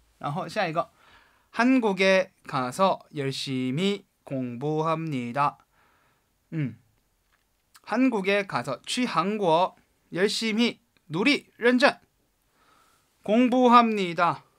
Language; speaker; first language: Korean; non-native, fluent; Chinese